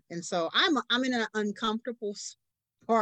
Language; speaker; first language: English; native; English